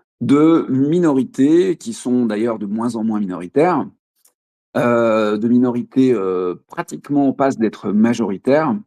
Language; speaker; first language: French; native; French